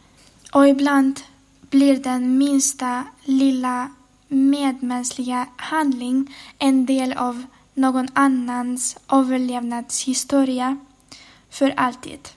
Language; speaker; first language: Swedish; non-native, fluent; Ukrainian